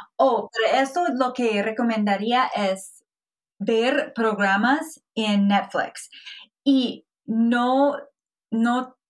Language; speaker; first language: Spanish; non-native, fluent; English